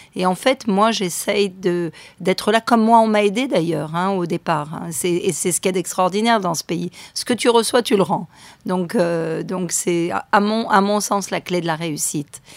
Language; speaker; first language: French; native; French